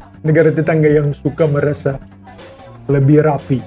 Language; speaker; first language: Indonesian; non-native, fluent; Russian